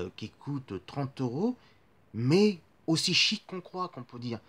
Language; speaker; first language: French; native; French